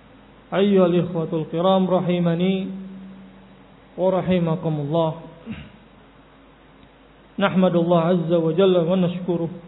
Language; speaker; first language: Arabic; non-native, fluent; Indonesian